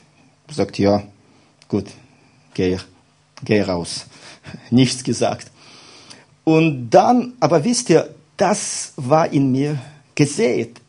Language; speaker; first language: German; non-native, fluent; Russian